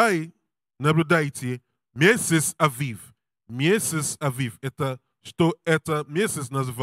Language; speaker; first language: Russian; non-native, learner; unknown